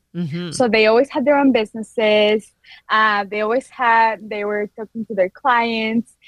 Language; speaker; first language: English; non-native, fluent; Spanish